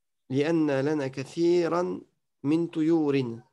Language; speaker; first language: Arabic; non-native, fluent; French